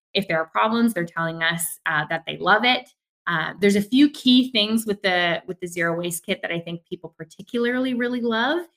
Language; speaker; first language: English; native; English